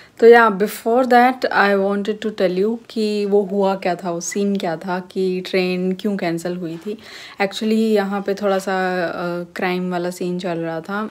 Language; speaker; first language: Hindi; native; Hindi